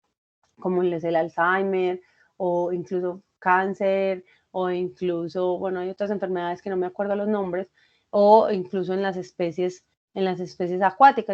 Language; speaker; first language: Spanish; native; Spanish